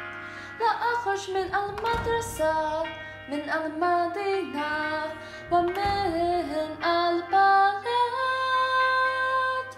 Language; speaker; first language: Arabic; non-native, learner; English